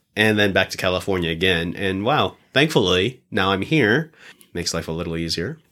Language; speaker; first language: English; early bilingual, other home language; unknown